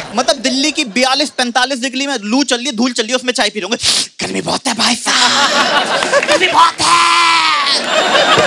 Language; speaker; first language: Hindi; native; Hindi